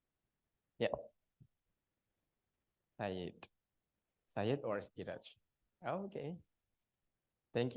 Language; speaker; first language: English; non-native, learner; Indonesian